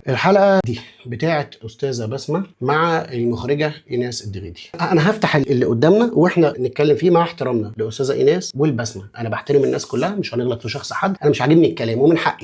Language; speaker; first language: Arabic; native; Arabic